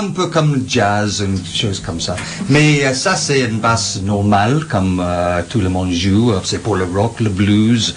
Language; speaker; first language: French; non-native, learner; English